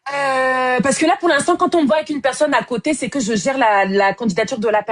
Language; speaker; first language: French; native; French